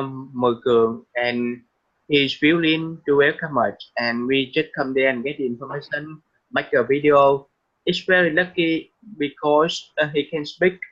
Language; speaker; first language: English; non-native, learner; Vietnamese